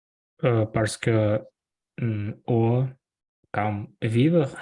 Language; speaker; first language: French; non-native, learner; Russian